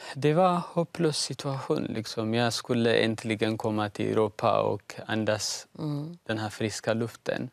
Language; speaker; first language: Swedish; non-native, fluent; Tigrinya